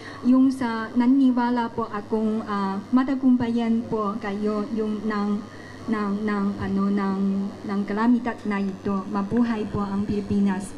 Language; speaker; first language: Filipino; non-native, learner; Chinese